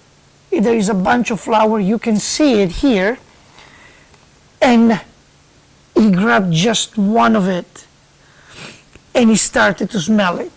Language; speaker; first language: English; non-native, fluent; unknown